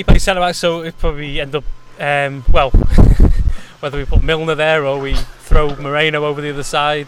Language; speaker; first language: English; native; English